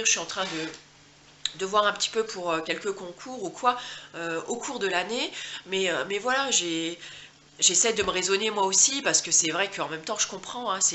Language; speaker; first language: French; native; French